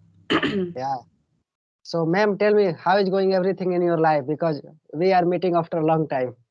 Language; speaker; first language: English; non-native, learner; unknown